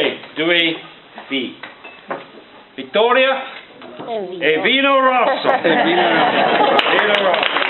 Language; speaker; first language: Italian; non-native, learner; English